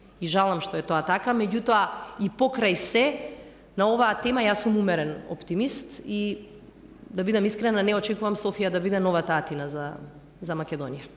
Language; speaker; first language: Macedonian; native; Macedonian